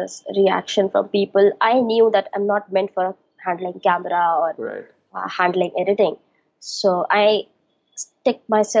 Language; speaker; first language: English; non-native, local second language; Hindi